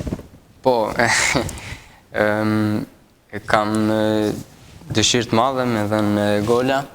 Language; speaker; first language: Albanian; early bilingual, heritage; Albanian